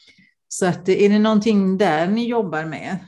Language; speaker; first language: Swedish; non-native, fluent; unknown